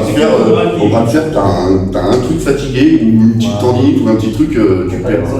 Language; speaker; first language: French; native; French